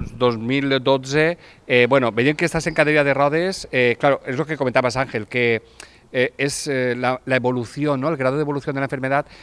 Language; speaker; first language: Spanish; non-native, local second language; Catalan